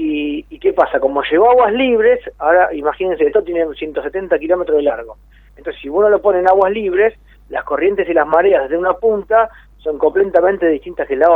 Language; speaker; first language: Spanish; native; Spanish